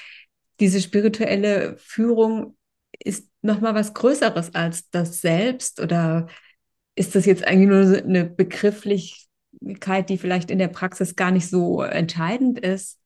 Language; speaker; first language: German; native; German